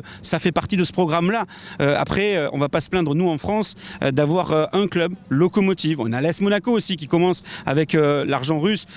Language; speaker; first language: French; native; French